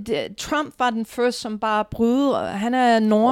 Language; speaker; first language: Danish; non-native, fluent; English